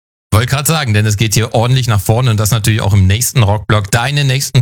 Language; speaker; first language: German; native; German